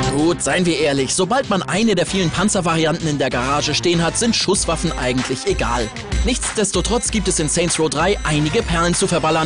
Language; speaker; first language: German; native; German